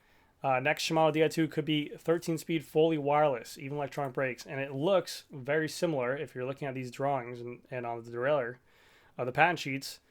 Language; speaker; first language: English; native; English